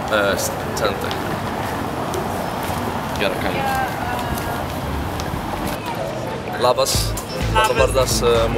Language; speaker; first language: Lithuanian; non-native, learner; Swedish